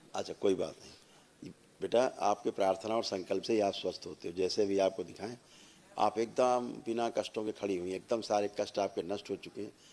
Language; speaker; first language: Hindi; native; Hindi